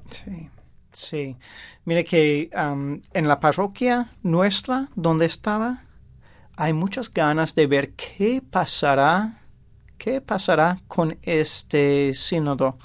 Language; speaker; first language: Spanish; non-native, fluent; English